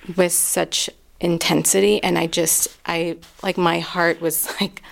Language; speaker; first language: English; native; English